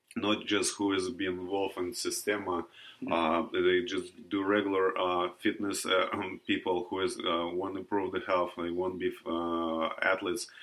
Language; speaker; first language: English; non-native, learner; Russian